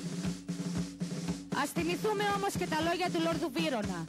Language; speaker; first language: Greek; native; Greek